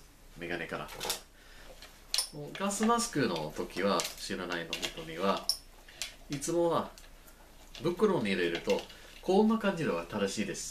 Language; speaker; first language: Japanese; non-native, learner; English